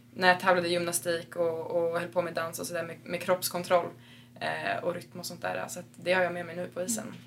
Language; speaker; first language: Swedish; native; Swedish